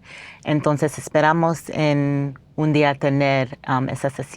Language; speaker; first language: Spanish; non-native, fluent; English